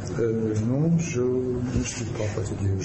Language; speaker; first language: French; non-native, learner; Russian